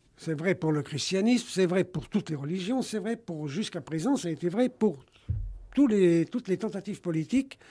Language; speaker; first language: French; native; French